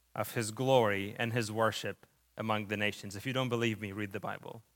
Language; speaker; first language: English; early bilingual, other home language; Arabic